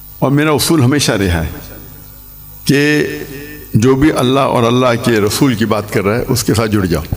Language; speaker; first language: Urdu; non-native, local second language; English